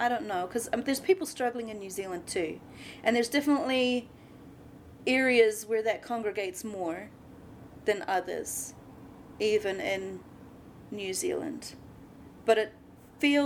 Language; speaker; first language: English; native; English